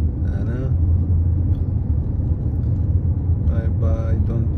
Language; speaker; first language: English; non-native, learner; Arabic